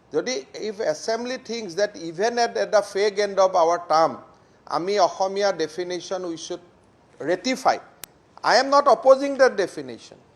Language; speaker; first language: English; non-native, local second language; Assamese